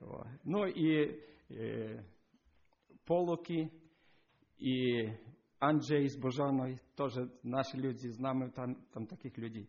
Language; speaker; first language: Polish; non-native, learner; Ukrainian